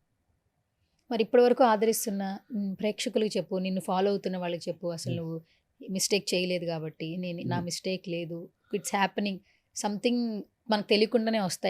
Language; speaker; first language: Telugu; native; Telugu